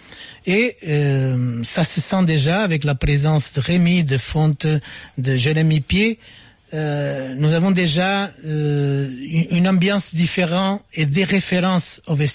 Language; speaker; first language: French; non-native, fluent; Portuguese